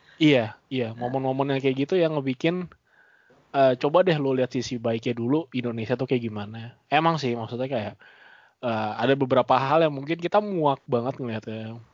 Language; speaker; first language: Indonesian; native; Indonesian